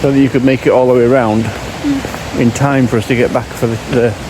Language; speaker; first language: English; native; English